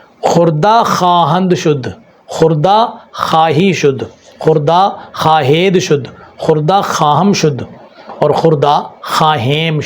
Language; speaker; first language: Persian; non-native, fluent; Urdu